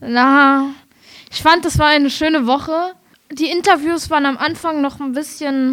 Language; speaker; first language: German; native; German